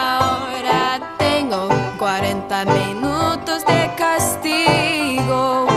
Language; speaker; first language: Spanish; non-native, learner; English